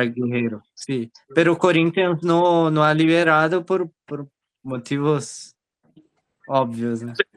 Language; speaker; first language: Spanish; non-native, learner; Portuguese